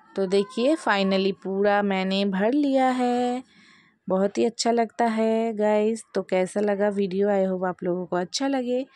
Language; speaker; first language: Hindi; non-native, local second language; Bangla